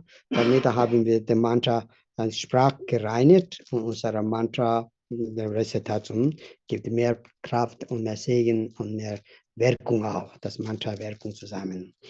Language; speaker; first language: German; non-native, fluent; Tibetan